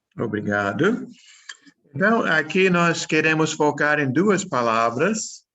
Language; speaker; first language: Portuguese; non-native, fluent; English